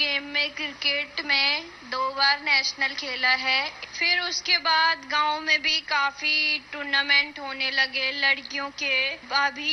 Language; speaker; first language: Hindi; native; Hindi